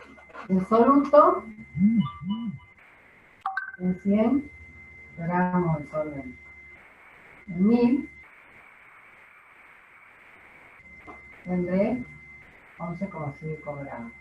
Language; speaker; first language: Spanish; native; Spanish